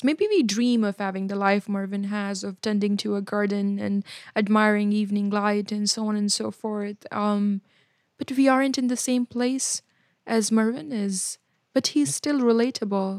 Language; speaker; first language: English; non-native, local second language; Hindi